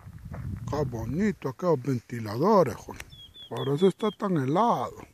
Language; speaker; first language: Spanish; native; Spanish